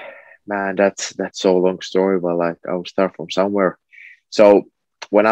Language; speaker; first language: English; non-native, fluent; Finnish